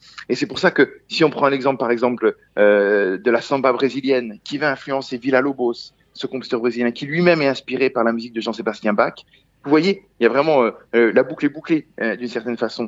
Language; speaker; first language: French; native; French